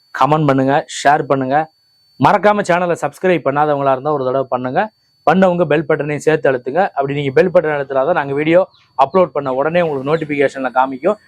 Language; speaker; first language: Tamil; native; Tamil